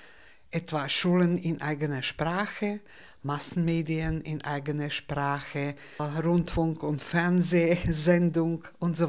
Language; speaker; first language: German; non-native, fluent; Czech